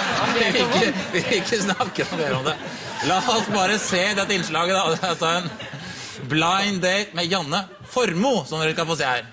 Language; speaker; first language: Norwegian; native; Norwegian